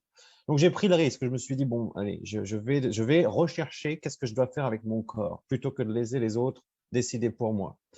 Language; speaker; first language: French; native; French